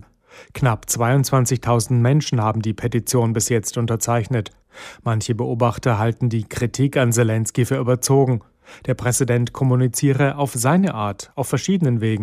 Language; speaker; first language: German; native; German